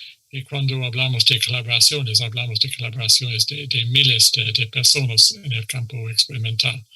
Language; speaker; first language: Spanish; non-native, fluent; English